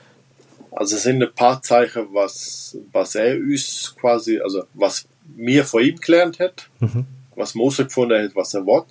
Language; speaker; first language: German; non-native, local second language; Romansh